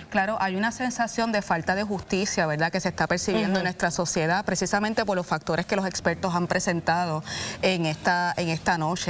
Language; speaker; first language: Spanish; native; Spanish